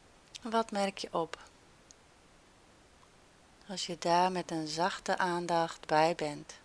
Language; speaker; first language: Dutch; native; Dutch